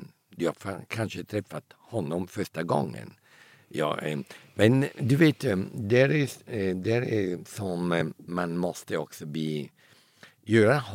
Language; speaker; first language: Swedish; early bilingual, heritage; Italian